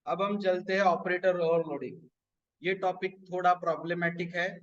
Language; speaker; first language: Hindi; non-native, local second language; Marathi